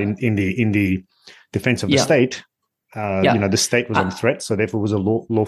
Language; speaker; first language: English; native; English